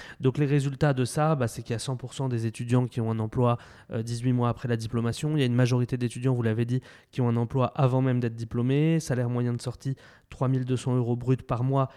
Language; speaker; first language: French; native; French